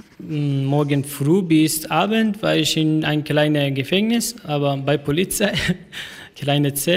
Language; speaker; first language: German; non-native, learner; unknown